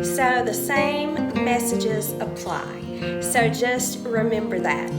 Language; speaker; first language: English; native; English